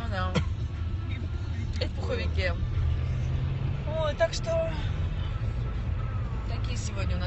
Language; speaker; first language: Russian; native; Russian